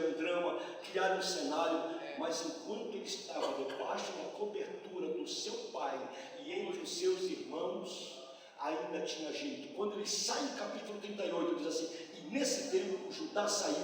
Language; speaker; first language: Portuguese; native; Portuguese